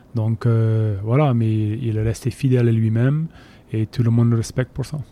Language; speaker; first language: French; non-native, fluent; English